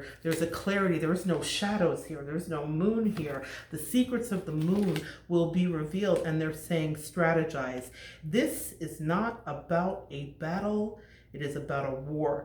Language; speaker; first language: English; native; English